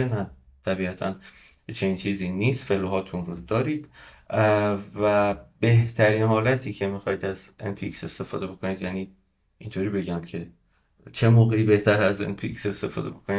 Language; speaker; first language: Persian; native; Persian